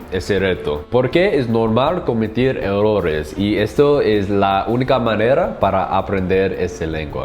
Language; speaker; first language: Spanish; non-native, learner; English